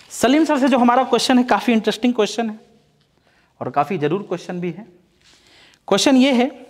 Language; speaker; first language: Hindi; native; Hindi